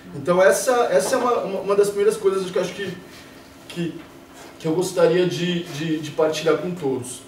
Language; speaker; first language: Portuguese; native; Portuguese